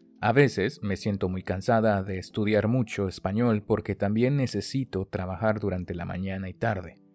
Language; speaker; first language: Spanish; non-native, fluent; Chinese